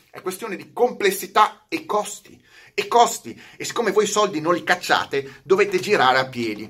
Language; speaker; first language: Italian; native; Italian